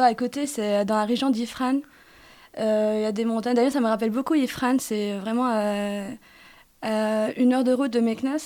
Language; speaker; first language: French; non-native, local second language; Arabic